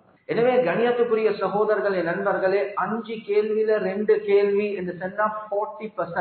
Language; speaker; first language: Tamil; native; Tamil